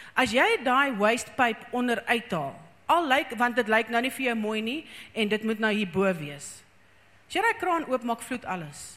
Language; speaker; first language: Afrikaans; native; Afrikaans